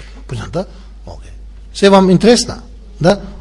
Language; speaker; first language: Russian; non-native, learner; Tibetan